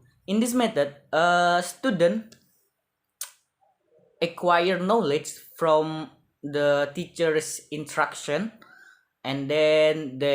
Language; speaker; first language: English; non-native, learner; Indonesian